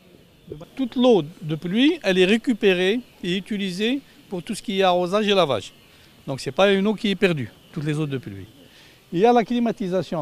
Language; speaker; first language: French; non-native, local second language; Arabic